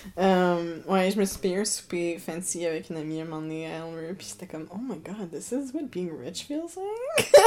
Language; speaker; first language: French; native; French